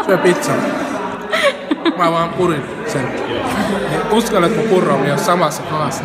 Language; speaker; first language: Finnish; early bilingual, other home language; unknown